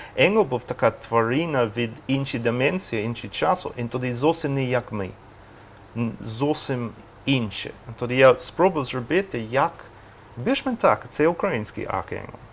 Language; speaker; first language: Ukrainian; non-native, learner; English